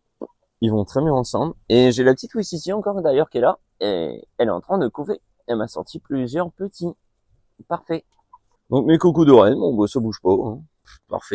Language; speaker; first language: French; native; French